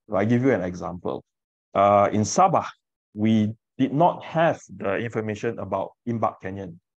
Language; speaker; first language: English; non-native, local second language; Min Nan Chinese